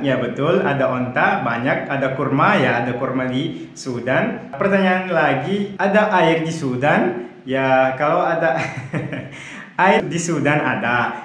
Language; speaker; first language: Indonesian; non-native, fluent; Arabic